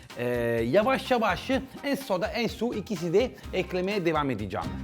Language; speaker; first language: Turkish; non-native, learner; Italian